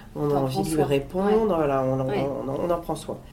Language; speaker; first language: French; native; French